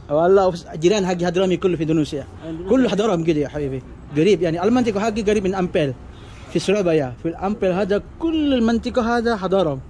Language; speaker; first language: Arabic; non-native, learner; Indonesian